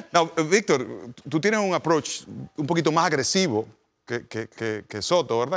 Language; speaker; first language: Spanish; native; Spanish